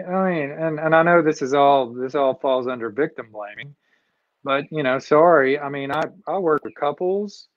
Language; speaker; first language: English; native; English